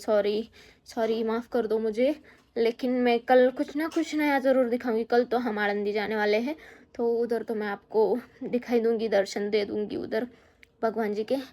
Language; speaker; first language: Hindi; non-native, local second language; Marathi